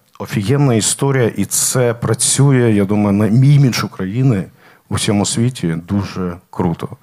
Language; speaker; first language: Ukrainian; non-native, local second language; Russian